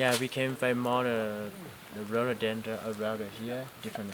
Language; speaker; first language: English; non-native, learner; Hmong